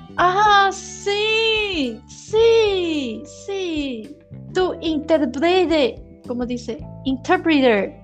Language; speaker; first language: Spanish; non-native, learner; Chinese